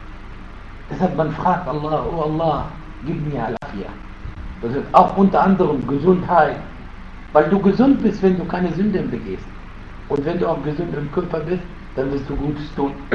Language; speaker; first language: German; non-native, fluent; Arabic